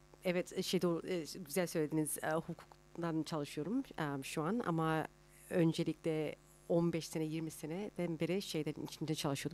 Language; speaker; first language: Turkish; early bilingual, heritage; Turkish